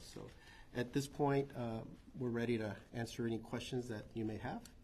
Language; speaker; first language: English; early bilingual, other home language; Spanish